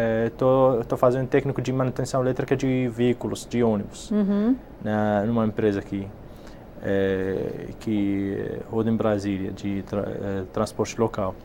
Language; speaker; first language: Portuguese; non-native, fluent; Arabic